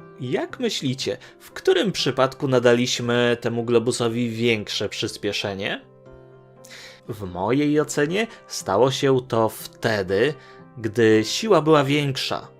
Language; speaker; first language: Polish; native; Polish